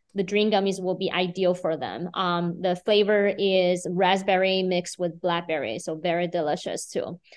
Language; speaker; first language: English; non-native, fluent; Chinese